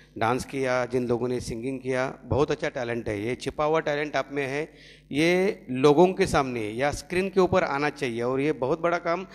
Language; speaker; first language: Hindi; non-native, local second language; Marathi